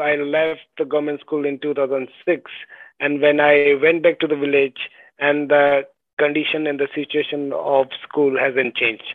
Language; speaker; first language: English; non-native, local second language; Ladakhi